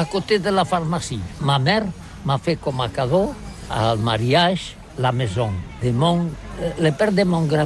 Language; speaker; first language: French; non-native, learner; Catalan